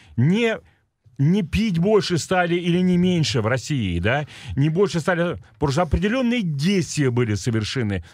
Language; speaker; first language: Russian; native; Russian